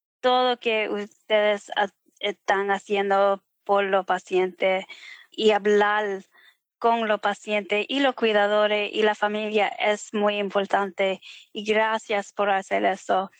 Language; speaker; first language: Spanish; early bilingual, heritage; Spanish